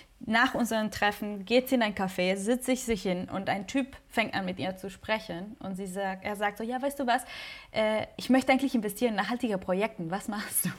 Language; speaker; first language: German; non-native, fluent; Spanish